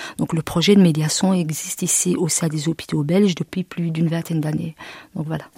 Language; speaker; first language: French; early bilingual, other home language; Arabic